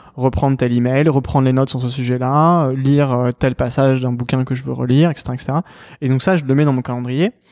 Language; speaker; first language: French; native; French